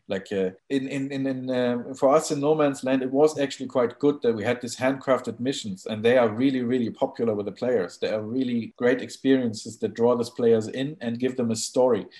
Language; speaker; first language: English; non-native, fluent; German